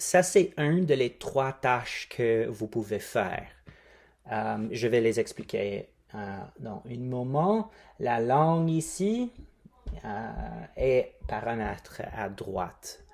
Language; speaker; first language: French; non-native, fluent; English